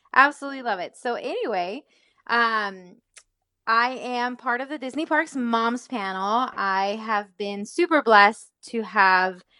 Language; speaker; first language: English; non-native, fluent; Spanish